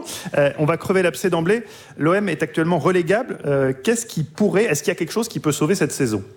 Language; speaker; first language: French; native; French